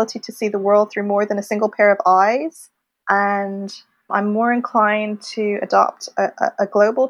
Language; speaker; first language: English; native; English